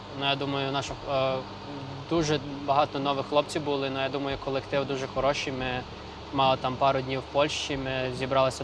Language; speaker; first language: Ukrainian; early bilingual, other home language; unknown